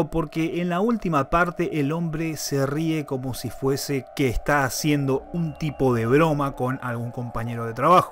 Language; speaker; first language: Spanish; native; Spanish